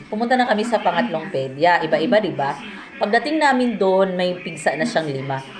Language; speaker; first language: Filipino; non-native, local second language; Cebuano